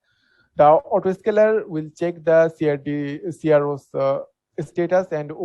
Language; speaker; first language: English; non-native, local second language; Bangla